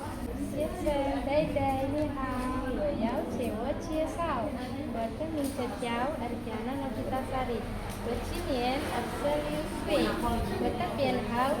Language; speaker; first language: Chinese; non-native, learner; Indonesian